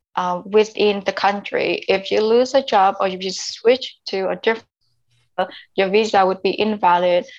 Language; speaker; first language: English; non-native, fluent; Vietnamese